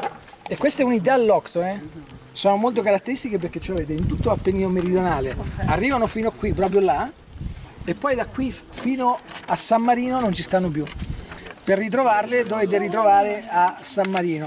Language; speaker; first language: Italian; native; Italian